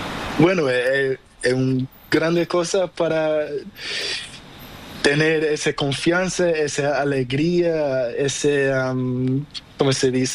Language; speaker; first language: Spanish; non-native, learner; Portuguese